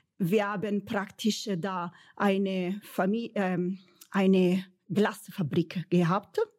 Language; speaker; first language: German; non-native, fluent; Italian